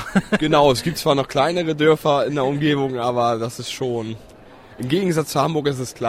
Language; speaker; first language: German; native; German